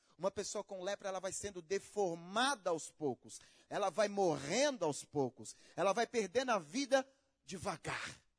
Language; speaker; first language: Portuguese; native; Portuguese